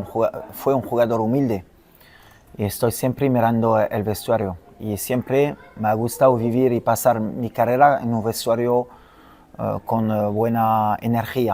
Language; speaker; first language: Spanish; non-native, fluent; French